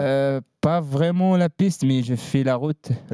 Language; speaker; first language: French; non-native, learner; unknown